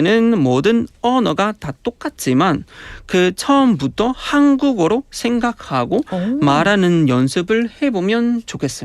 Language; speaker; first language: Korean; non-native, fluent; Spanish